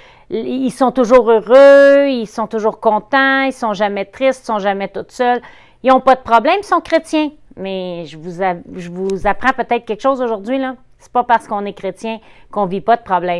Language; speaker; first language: French; native; French